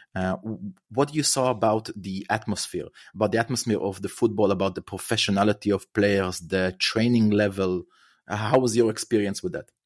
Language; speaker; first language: English; non-native, fluent; Hebrew